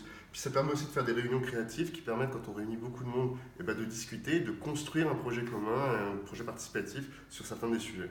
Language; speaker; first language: French; native; French